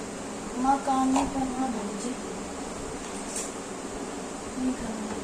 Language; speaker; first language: Hindi; native; Hindi